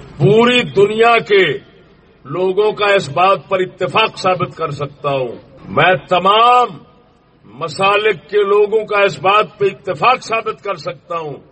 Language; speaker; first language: Urdu; non-native, local second language; Punjabi